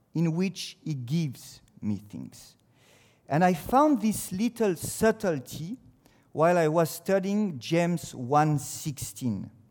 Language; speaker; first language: English; non-native, fluent; French